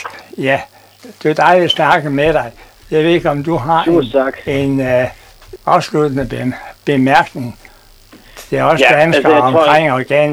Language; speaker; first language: Danish; non-native, fluent; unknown